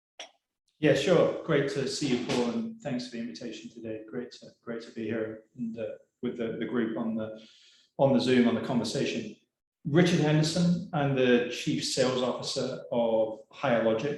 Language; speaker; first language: English; native; English